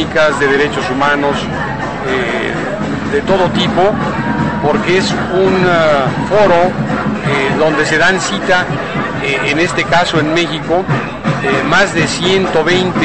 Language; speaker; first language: Spanish; native; Spanish